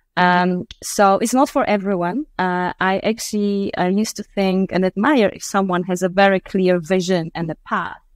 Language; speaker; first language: English; non-native, fluent; Polish